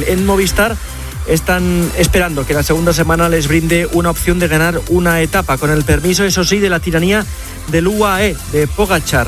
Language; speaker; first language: Spanish; native; Spanish